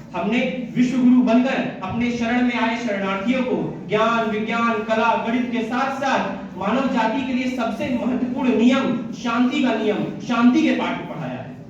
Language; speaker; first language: Hindi; native; Hindi